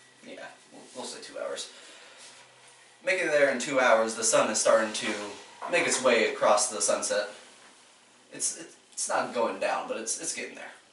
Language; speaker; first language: English; native; English